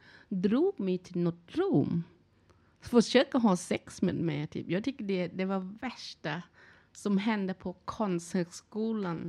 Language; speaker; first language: Swedish; non-native, learner; Thai